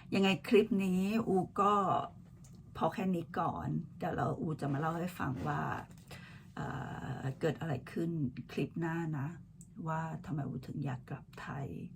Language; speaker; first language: Thai; native; Thai